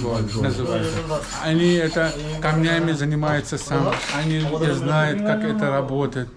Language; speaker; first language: Russian; non-native, learner; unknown